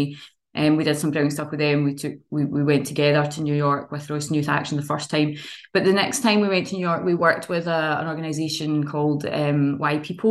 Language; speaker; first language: English; native; English